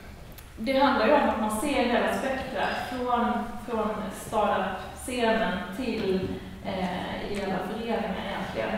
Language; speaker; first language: Swedish; native; Swedish